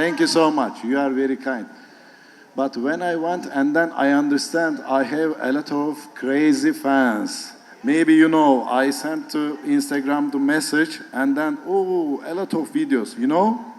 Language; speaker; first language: English; non-native, learner; Turkish